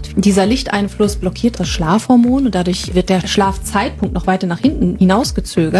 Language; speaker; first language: German; native; German